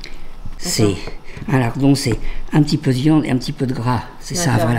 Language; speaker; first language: French; native; French